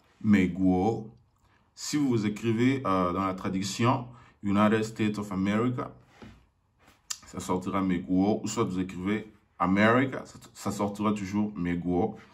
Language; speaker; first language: French; non-native, local second language; Lingala